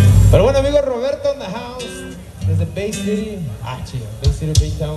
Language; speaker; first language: English; early bilingual, other home language; Spanish